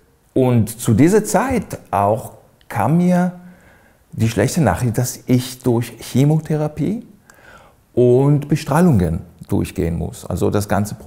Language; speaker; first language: German; non-native, fluent; Hebrew